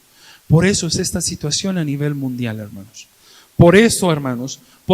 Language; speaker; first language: Spanish; native; Spanish